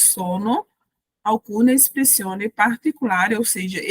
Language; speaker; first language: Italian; non-native, fluent; Portuguese